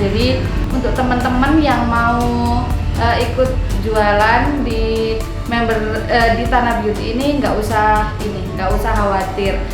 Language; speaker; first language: Indonesian; native; Indonesian